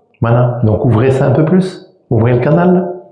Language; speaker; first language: French; native; French